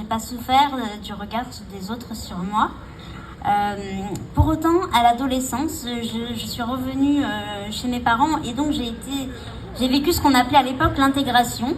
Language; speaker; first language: French; native; French